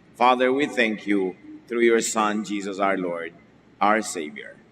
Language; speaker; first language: English; non-native, local second language; Filipino